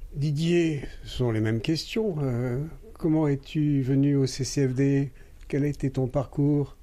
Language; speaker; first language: French; native; French